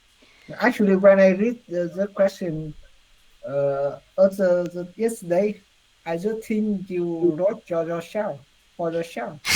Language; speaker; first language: English; non-native, learner; Vietnamese